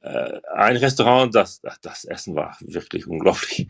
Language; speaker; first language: German; non-native, learner; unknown